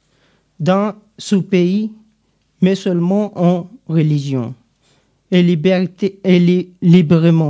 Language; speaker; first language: French; non-native, learner; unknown